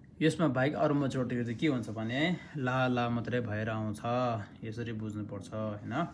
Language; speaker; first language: Nepali; non-native, local second language; Tibetan